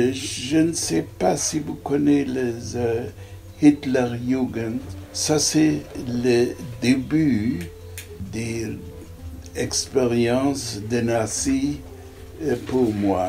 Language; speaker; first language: French; non-native, learner; German